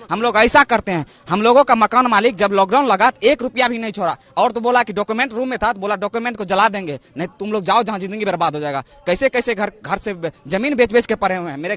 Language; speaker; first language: Hindi; native; Hindi